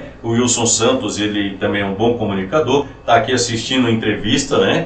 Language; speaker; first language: Portuguese; native; Portuguese